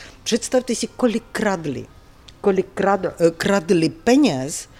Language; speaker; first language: Czech; non-native, fluent; Ukrainian